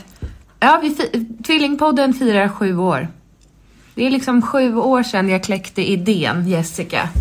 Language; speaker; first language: Swedish; native; Swedish